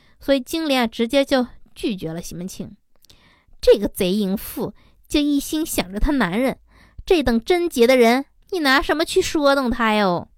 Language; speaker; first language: Chinese; native; Chinese